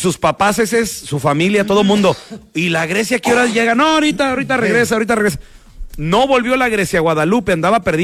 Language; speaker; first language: Spanish; native; Spanish